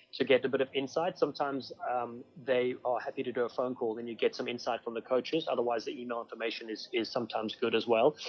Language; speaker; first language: English; native; English